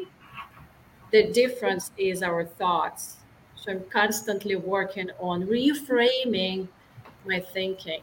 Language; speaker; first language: English; non-native, fluent; Russian